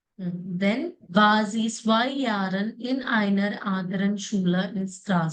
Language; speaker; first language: German; non-native, fluent; Malayalam